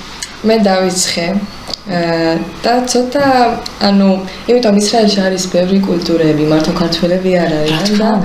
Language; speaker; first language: Georgian; early bilingual, heritage; Hebrew